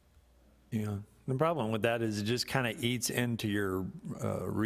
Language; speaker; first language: English; native; English